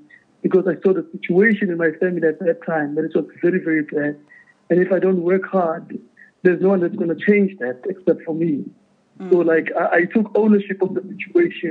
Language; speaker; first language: English; non-native, local second language; Zulu